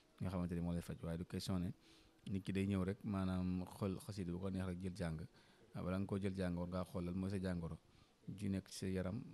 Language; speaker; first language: Wolof; native; Wolof